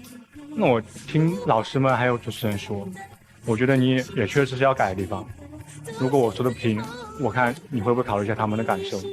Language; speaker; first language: Chinese; native; Chinese